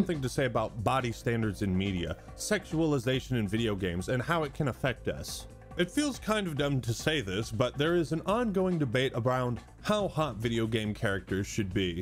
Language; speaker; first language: English; native; English